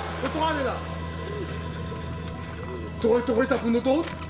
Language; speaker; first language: French; native; French